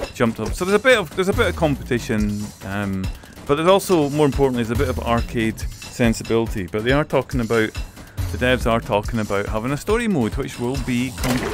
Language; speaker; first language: English; native; English